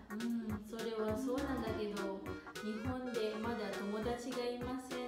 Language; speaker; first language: Japanese; non-native, learner; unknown